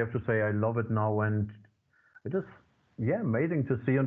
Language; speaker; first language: English; non-native, fluent; German